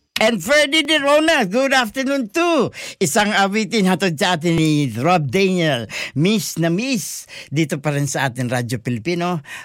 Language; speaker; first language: Filipino; non-native, local second language; Bikol